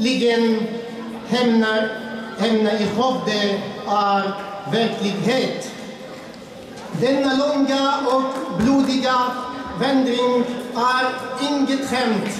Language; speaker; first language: Swedish; non-native, fluent; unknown